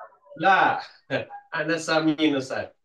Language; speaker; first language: Arabic; non-native, learner; Indonesian